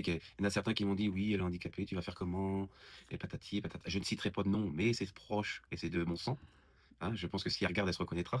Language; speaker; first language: French; native; French